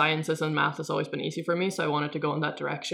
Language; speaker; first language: English; non-native, fluent; Swedish